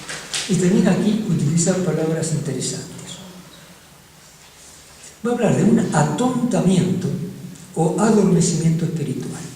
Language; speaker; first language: Spanish; native; Spanish